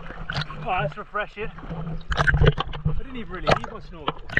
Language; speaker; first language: English; native; English